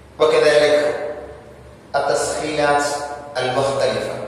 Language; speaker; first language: Arabic; non-native, fluent; Malayalam